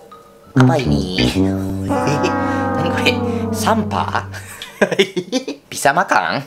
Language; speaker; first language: Indonesian; non-native, fluent; Japanese